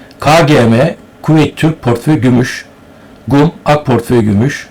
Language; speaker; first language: Turkish; native; Turkish